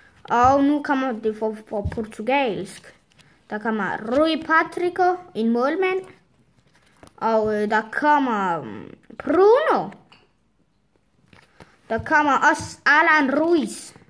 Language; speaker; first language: Danish; early bilingual, other home language; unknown